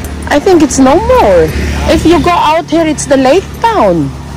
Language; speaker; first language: English; non-native, local second language; Aklanon